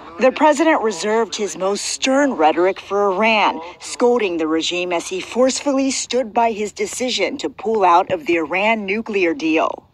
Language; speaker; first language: English; native; English